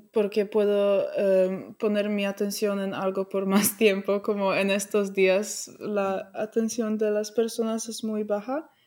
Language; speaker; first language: Spanish; non-native, fluent; English